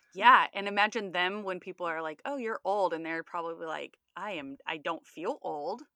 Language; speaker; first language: English; native; English